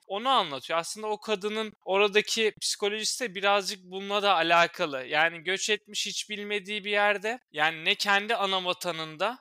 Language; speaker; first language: Turkish; native; Turkish